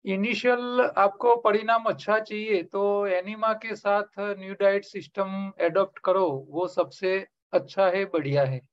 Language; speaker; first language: Hindi; non-native, local second language; Gujarati